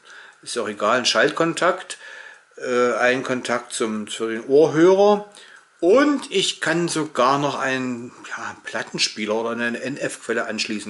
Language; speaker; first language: German; native; German